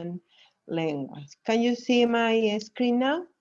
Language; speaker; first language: English; non-native, fluent; Spanish